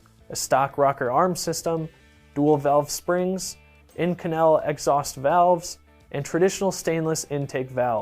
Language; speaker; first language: English; native; English